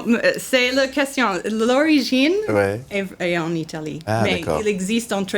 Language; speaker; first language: French; non-native, learner; English